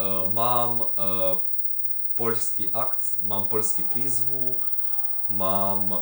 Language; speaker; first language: Slovak; non-native, learner; Ukrainian